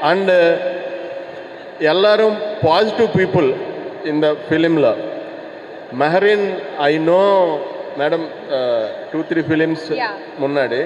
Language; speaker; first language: Tamil; non-native, learner; Telugu